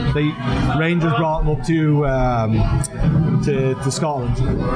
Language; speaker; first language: English; native; English